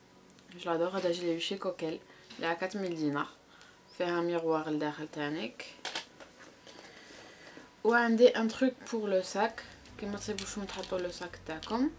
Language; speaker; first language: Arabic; early bilingual, heritage; Arabic